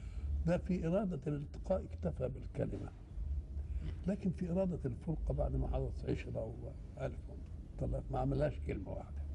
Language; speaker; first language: Arabic; native; Arabic